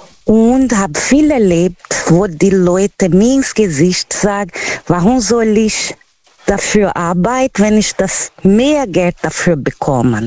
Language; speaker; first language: German; non-native, learner; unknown